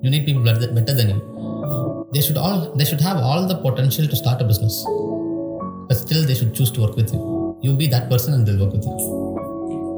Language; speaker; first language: English; non-native, local second language; Tamil